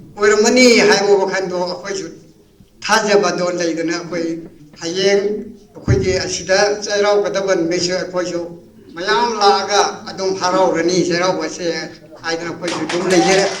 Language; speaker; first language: Manipuri; non-native, local second language; Rongmei Naga